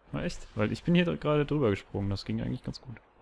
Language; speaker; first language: German; native; German